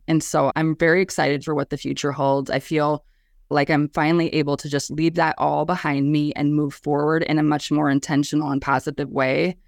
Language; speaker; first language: English; native; English